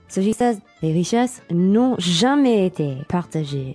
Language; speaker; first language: French; non-native, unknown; English